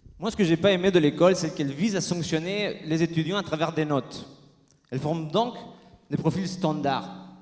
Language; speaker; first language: French; non-native, fluent; Spanish